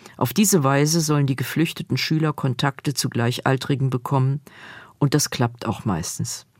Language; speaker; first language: German; native; German